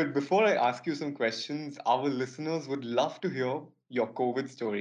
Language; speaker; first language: English; non-native, local second language; Kannada